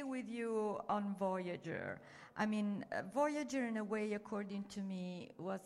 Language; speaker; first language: English; non-native, fluent; Italian